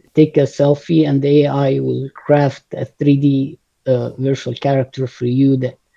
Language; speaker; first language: English; non-native, fluent; Arabic